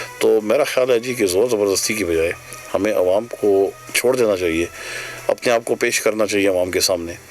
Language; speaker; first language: Urdu; non-native, local second language; Northern Hindko